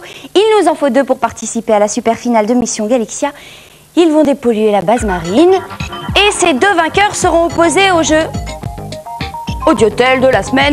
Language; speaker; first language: French; native; French